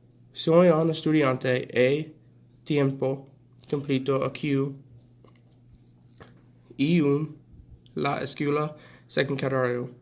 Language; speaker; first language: Spanish; non-native, learner; English